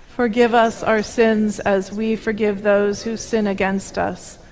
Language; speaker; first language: English; native; English